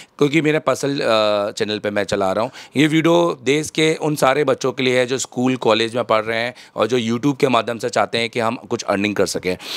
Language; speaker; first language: Hindi; native; Hindi